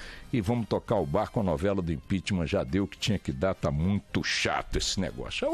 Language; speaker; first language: Portuguese; native; Portuguese